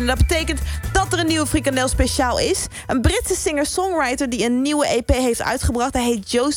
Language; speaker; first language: Dutch; native; Dutch